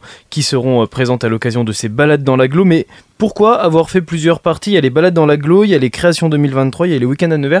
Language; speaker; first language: French; native; French